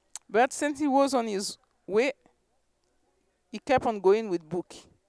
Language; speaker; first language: English; non-native, fluent; Haitian Creole